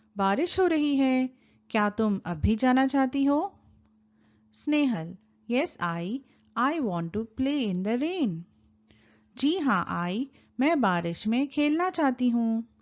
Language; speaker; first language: Urdu; native; Urdu